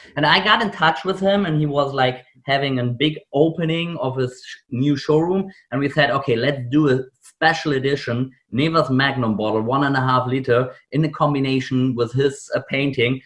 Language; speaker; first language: English; non-native, fluent; German